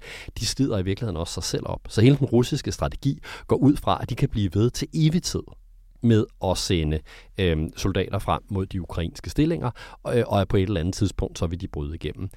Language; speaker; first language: Danish; native; Danish